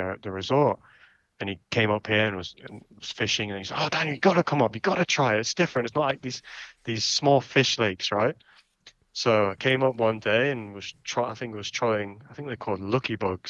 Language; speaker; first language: English; native; English